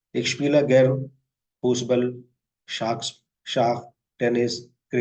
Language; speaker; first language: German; non-native, fluent; Hindi